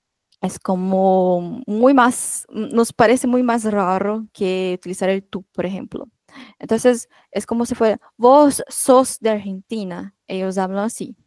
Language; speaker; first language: Spanish; non-native, fluent; Portuguese